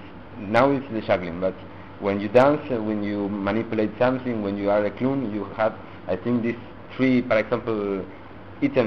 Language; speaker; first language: English; non-native, learner; Spanish